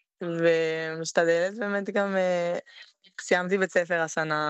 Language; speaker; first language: Hebrew; native; Hebrew